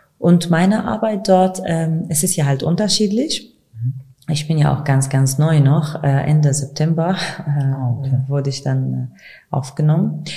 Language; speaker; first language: German; non-native, fluent; Kurdish